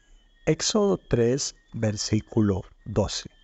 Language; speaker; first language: Spanish; native; Spanish